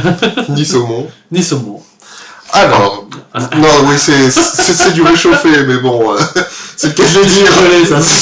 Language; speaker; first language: French; native; French